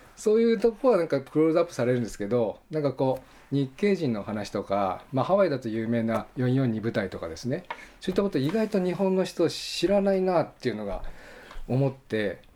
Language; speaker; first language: Japanese; native; Japanese